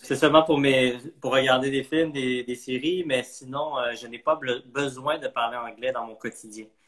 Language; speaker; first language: French; native; French